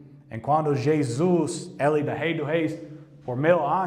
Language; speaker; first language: Portuguese; non-native, learner; English